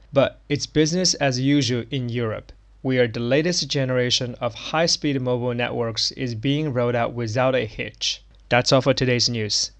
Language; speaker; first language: English; non-native, fluent; Chinese